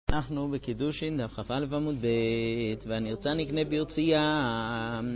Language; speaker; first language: Hebrew; non-native, fluent; English